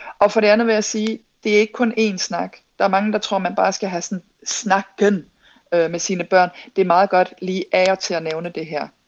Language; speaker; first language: Danish; native; Danish